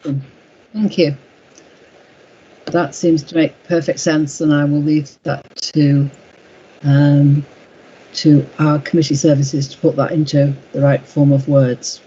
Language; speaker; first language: English; native; English